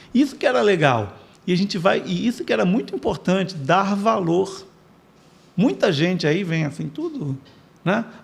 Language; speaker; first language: Portuguese; native; Portuguese